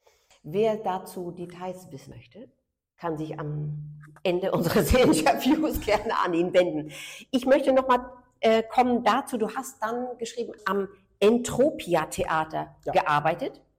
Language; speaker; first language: German; native; German